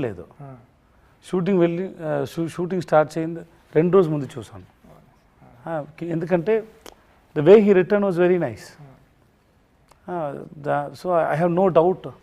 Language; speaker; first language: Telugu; non-native, learner; Tamil